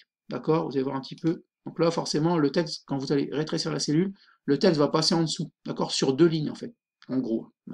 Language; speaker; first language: French; native; French